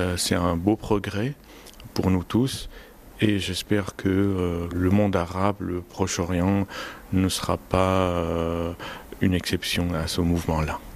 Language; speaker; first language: French; non-native, fluent; Arabic